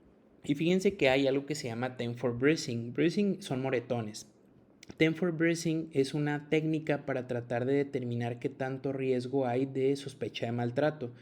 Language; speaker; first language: Spanish; native; Spanish